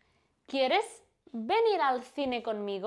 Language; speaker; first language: Spanish; non-native, fluent; Indonesian